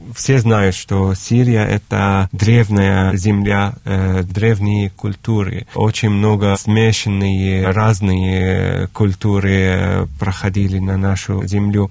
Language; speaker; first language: Russian; non-native, fluent; Arabic